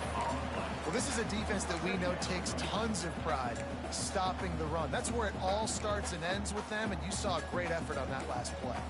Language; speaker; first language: English; native; English